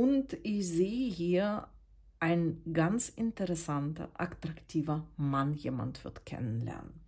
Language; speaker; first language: German; non-native, fluent; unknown